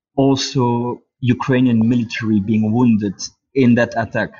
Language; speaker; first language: English; non-native, fluent; Dutch